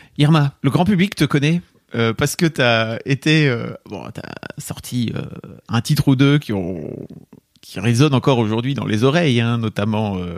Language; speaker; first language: French; native; French